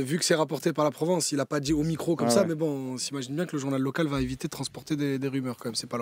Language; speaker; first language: French; native; French